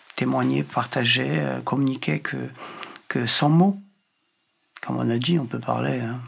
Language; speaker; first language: French; non-native, fluent; Polish